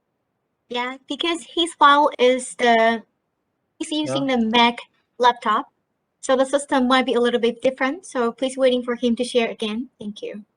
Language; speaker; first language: English; non-native, learner; Chinese